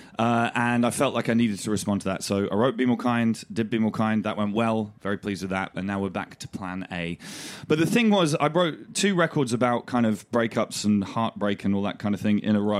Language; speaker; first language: English; native; English